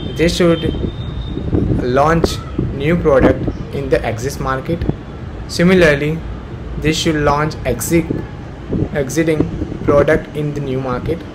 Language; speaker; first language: English; non-native, local second language; Gujarati